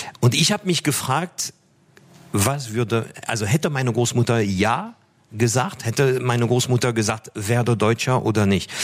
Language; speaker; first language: German; non-native, fluent; French